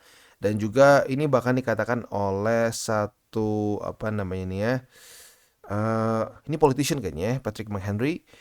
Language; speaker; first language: Indonesian; native; Indonesian